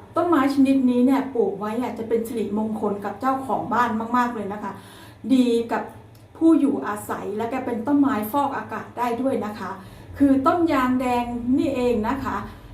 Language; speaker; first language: Thai; native; Thai